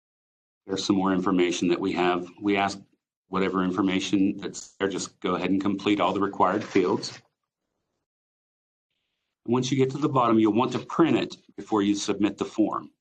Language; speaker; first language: English; native; English